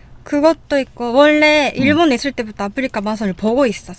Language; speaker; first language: Korean; non-native, fluent; Japanese